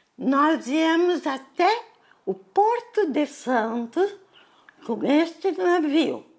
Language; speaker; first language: Portuguese; early bilingual, other home language; Italian